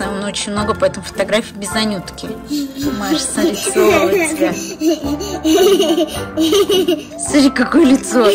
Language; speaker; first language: Russian; native; Russian